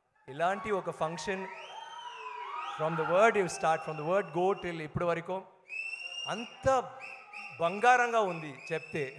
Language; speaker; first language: Telugu; non-native, learner; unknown